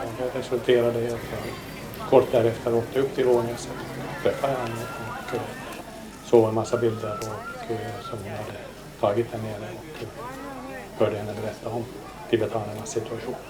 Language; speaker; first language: Swedish; native; Swedish